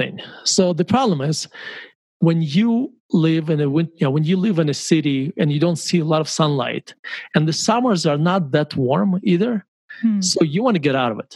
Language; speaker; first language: English; non-native, fluent; Russian